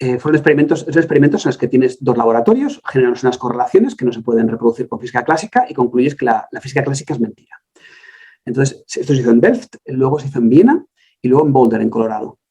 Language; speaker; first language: Spanish; native; Spanish